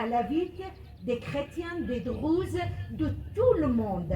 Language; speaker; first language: French; non-native, fluent; Arabic